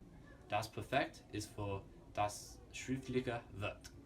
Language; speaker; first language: German; non-native, learner; English